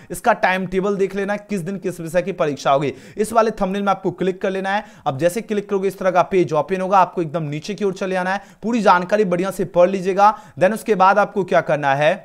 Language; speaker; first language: Hindi; native; Hindi